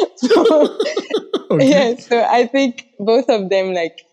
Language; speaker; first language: English; non-native, fluent; French